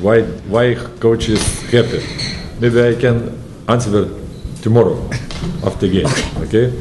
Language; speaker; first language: English; non-native, learner; Lithuanian